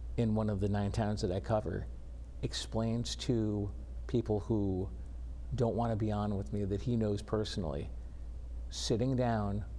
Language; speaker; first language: English; native; English